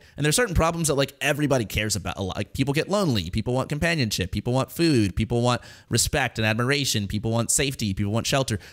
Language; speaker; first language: English; native; English